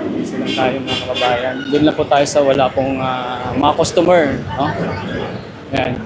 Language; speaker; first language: Filipino; native; Filipino